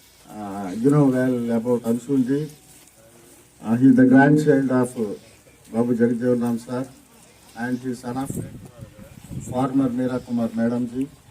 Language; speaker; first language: English; non-native, local second language; Telugu